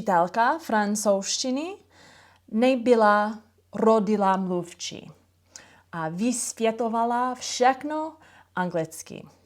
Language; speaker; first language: Czech; non-native, fluent; English